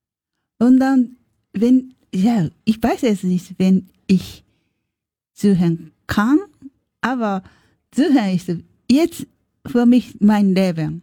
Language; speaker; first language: German; non-native, learner; Japanese